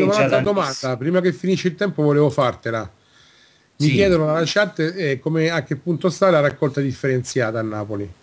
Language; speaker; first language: Italian; native; Italian